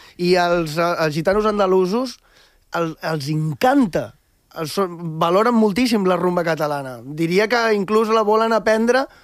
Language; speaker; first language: Catalan; non-native, local second language; Spanish